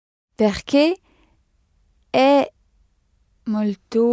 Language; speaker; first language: Italian; non-native, learner; French